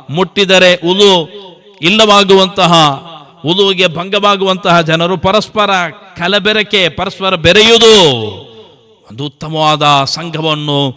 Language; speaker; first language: Kannada; non-native, local second language; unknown